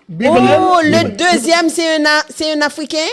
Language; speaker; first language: French; non-native, local second language; Haitian Creole